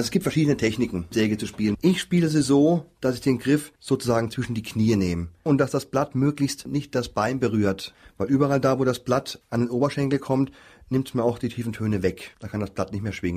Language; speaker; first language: German; native; German